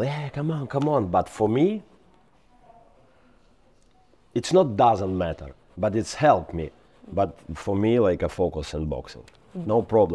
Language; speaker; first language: English; non-native, learner; Ukrainian